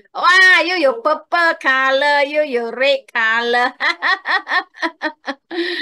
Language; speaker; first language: English; non-native, local second language; Chinese